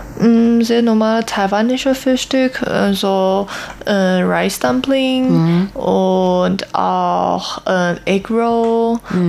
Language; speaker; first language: German; non-native, learner; Chinese